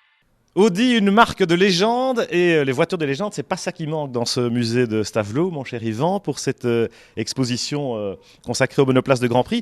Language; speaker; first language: French; native; French